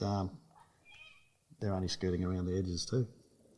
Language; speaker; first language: English; native; English